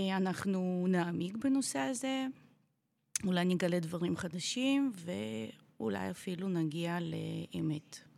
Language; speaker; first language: Hebrew; non-native, fluent; Russian